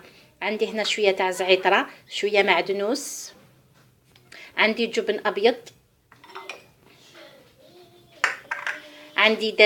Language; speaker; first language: Arabic; native; Arabic